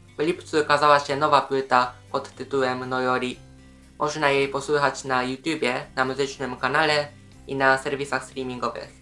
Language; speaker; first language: Polish; non-native, fluent; Japanese